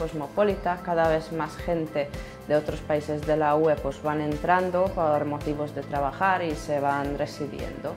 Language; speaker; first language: Spanish; non-native, fluent; Hungarian